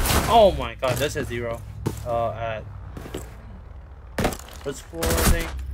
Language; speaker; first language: English; non-native, fluent; Chinese